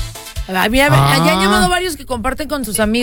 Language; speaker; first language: Spanish; native; Spanish